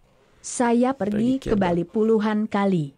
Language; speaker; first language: Indonesian; non-native, learner; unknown